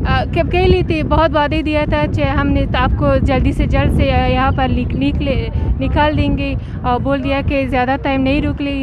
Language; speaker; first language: Hindi; non-native, local second language; Persian